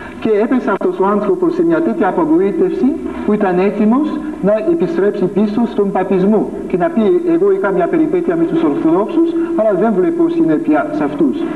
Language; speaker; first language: Greek; non-native, fluent; French